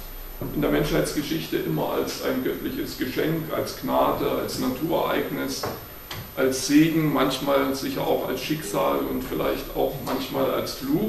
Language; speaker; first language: German; native; German